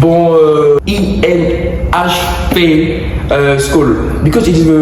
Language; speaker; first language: English; non-native, learner; French